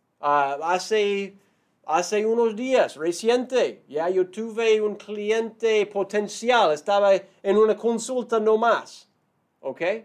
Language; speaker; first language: Spanish; non-native, fluent; English